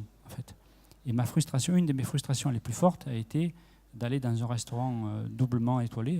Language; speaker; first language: French; native; French